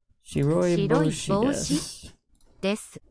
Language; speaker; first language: Japanese; non-native, learner; English